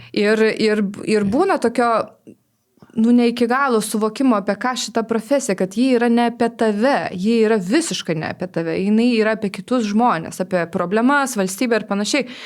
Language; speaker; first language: Lithuanian; non-native, local second language; Polish